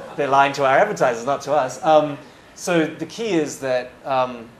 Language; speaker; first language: English; native; English